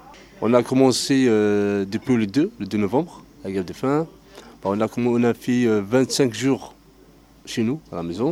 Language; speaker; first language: French; non-native, fluent; Arabic